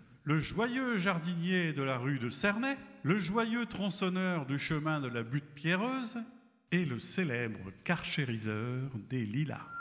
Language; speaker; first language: French; native; French